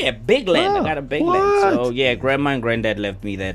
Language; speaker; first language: English; non-native, local second language; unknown